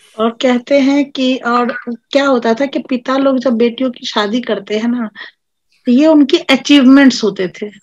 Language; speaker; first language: Hindi; non-native, local second language; Maithili